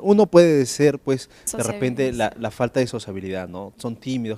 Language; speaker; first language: Spanish; native; Spanish